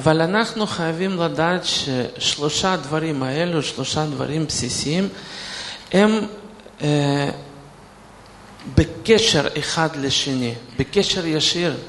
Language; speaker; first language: Hebrew; non-native, fluent; Russian